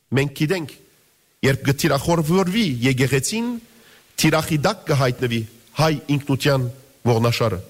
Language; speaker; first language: Armenian; early bilingual, heritage; Armenian